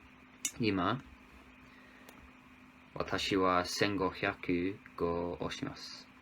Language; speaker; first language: Japanese; non-native, learner; English